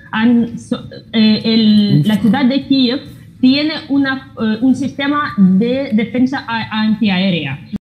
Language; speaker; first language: Spanish; non-native, fluent; Ukrainian